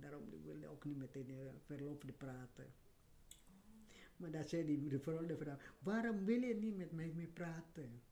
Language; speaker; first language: Dutch; non-native, learner; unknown